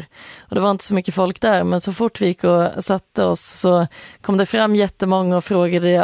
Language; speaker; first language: Swedish; native; Swedish